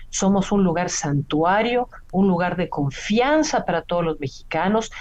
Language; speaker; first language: Spanish; native; Spanish